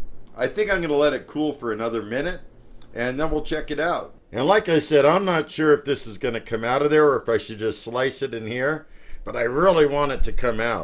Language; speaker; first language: English; native; English